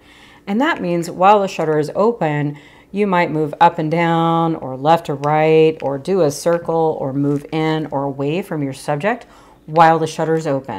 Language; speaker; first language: English; native; English